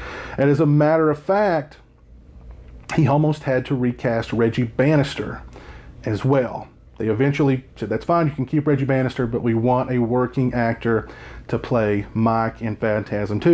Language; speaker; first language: English; native; English